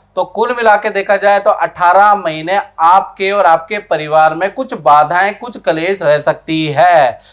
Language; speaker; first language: Hindi; native; Hindi